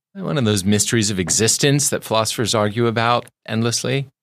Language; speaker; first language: English; native; English